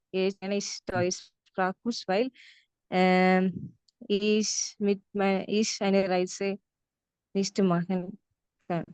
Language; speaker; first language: German; non-native, learner; Malayalam